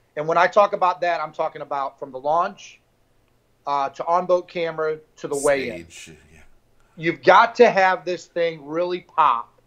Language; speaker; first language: English; native; English